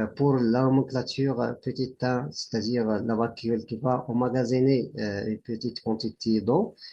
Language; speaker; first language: French; non-native, local second language; Arabic